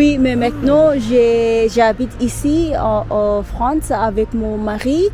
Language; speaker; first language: French; non-native, learner; Zulu